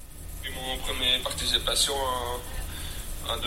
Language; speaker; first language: French; non-native, fluent; Dutch